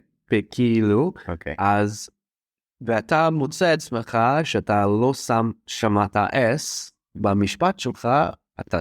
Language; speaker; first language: Hebrew; non-native, fluent; English